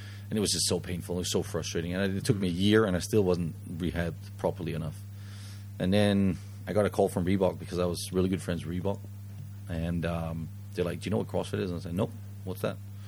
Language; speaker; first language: English; early bilingual, heritage; English